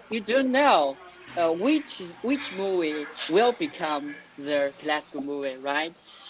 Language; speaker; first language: English; non-native, learner; Chinese